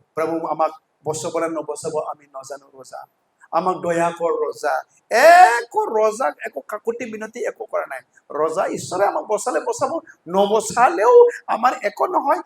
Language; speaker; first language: Assamese; non-native, local second language; Bodo